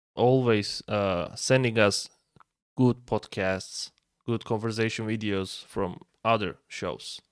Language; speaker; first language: English; non-native, fluent; Turkish